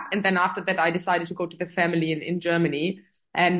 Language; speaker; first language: English; non-native, fluent; German